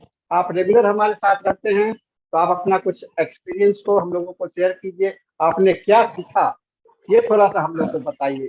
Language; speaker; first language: Hindi; native; Hindi